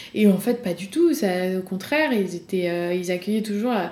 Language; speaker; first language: French; native; French